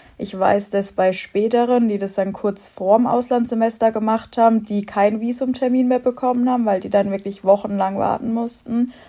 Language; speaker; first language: German; native; German